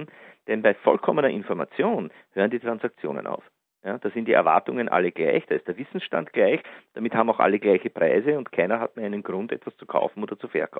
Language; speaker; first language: German; native; German